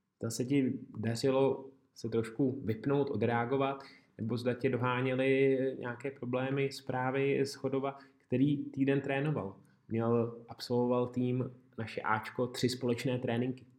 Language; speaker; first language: Czech; native; Czech